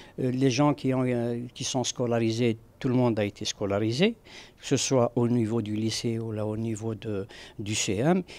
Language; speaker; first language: French; non-native, local second language; Arabic